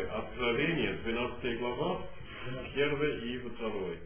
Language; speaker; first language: Russian; non-native, fluent; English